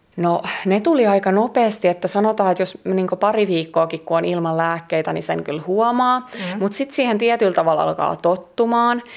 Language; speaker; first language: Finnish; native; Finnish